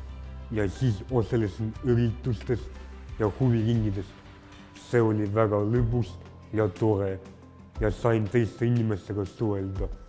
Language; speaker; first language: Estonian; non-native, local second language; Russian